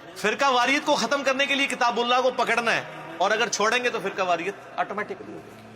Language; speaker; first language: Urdu; native; Urdu